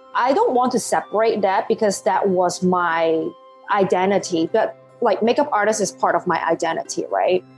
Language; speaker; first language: English; non-native, local second language; Cantonese